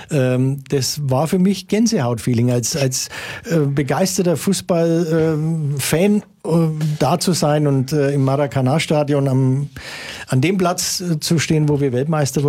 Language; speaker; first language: German; native; German